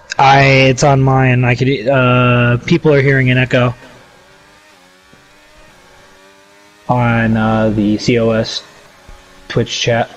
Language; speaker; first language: English; native; English